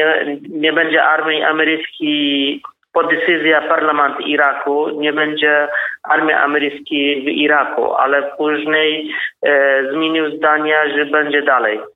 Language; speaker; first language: Polish; non-native, learner; Kurdish